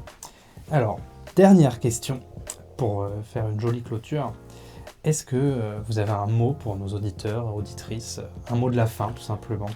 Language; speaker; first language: French; native; French